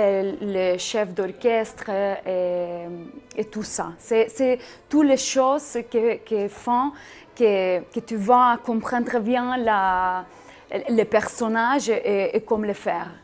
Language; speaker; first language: French; non-native, fluent; Catalan